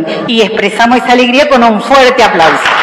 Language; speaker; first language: Spanish; native; Spanish